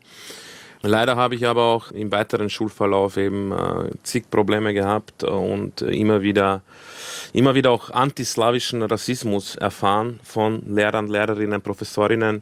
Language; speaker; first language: German; early bilingual, other home language; Croatian